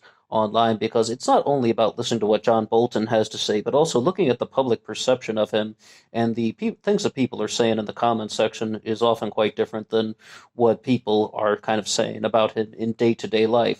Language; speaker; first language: English; native; English